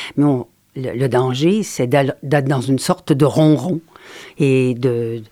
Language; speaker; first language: French; native; French